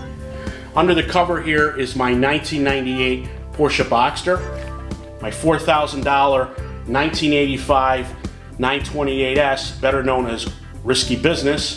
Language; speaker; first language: English; native; English